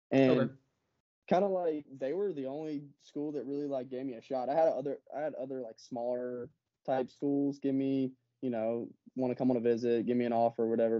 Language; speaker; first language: English; native; English